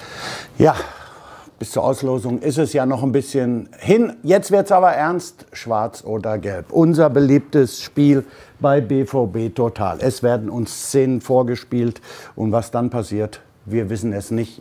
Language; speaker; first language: German; native; German